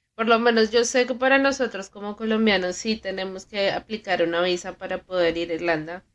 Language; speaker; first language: Spanish; native; Spanish